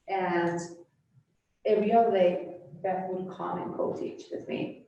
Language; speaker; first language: English; non-native, fluent; Spanish